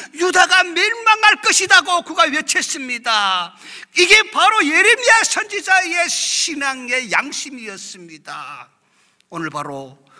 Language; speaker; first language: Korean; native; Korean